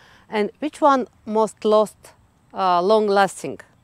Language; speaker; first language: English; non-native, learner; Russian